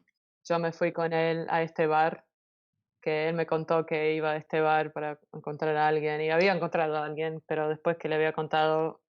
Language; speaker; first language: Spanish; early bilingual, heritage; Spanish